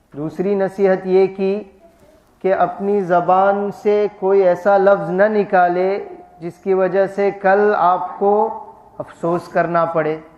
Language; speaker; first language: Urdu; non-native, fluent; Gujarati